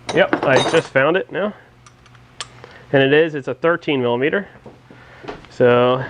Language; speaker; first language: English; native; English